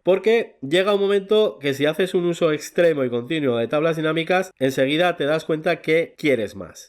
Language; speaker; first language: Spanish; native; Spanish